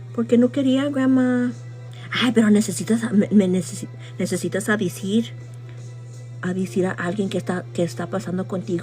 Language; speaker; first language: Spanish; early bilingual, other home language; English